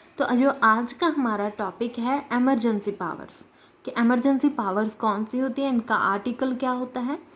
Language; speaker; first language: Hindi; native; Hindi